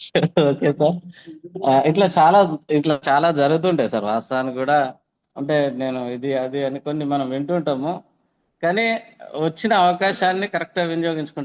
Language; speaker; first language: Telugu; native; Telugu